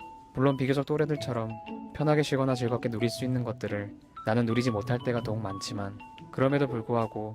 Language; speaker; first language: Korean; native; Korean